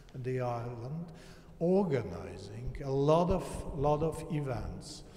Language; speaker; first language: English; non-native, fluent; Polish